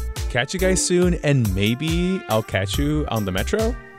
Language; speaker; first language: English; native; English